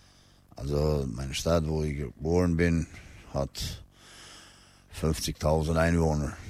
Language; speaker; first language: German; non-native, fluent; Albanian